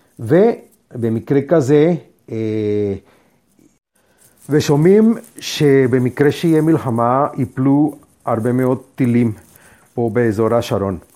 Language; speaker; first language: Hebrew; non-native, fluent; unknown